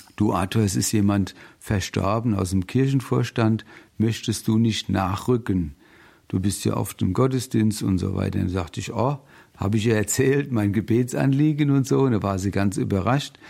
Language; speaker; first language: German; native; German